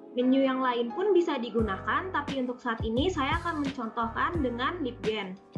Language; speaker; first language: Indonesian; native; Indonesian